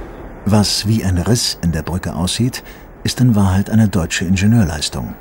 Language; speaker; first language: German; native; German